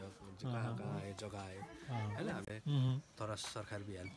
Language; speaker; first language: Hindi; non-native, local second language; Nepali